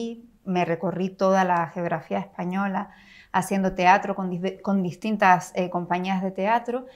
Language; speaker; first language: Spanish; native; Spanish